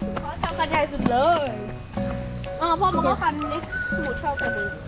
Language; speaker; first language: Thai; native; Thai